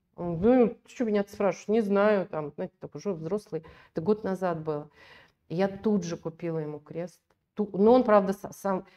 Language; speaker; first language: Russian; native; Russian